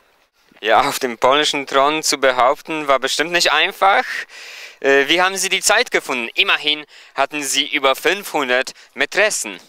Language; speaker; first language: German; non-native, fluent; Polish